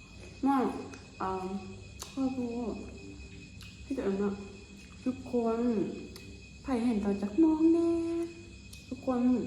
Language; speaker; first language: Thai; non-native, local second language; Lao